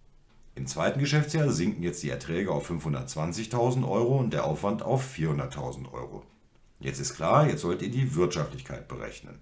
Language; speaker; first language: German; native; German